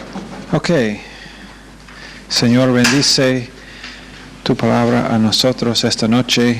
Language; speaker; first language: Spanish; non-native, fluent; English